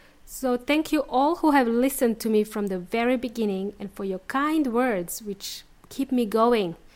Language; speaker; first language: English; native; English